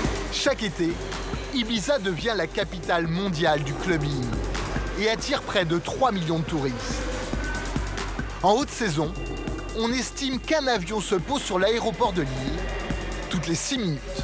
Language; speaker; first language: French; native; French